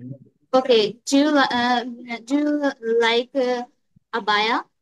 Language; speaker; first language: English; non-native, learner; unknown